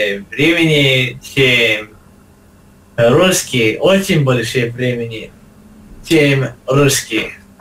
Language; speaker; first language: Russian; non-native, learner; English